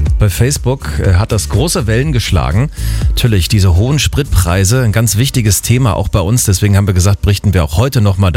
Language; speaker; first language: German; native; German